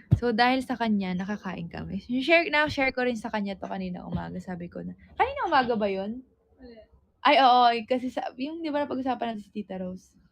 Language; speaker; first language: Filipino; native; Filipino